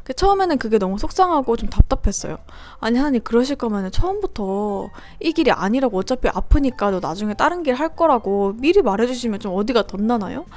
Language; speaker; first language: Korean; native; Korean